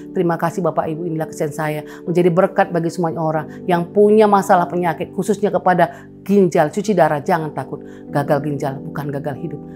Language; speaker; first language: Indonesian; native; Indonesian